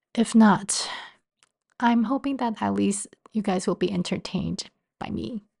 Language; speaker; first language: English; non-native, fluent; Chinese